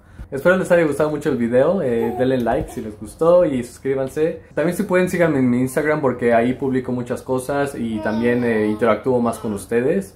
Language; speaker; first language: Spanish; native; Spanish